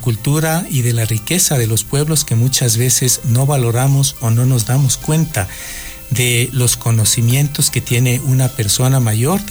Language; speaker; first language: Spanish; native; Spanish